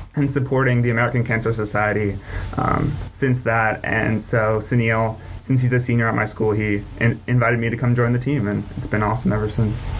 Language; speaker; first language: English; native; English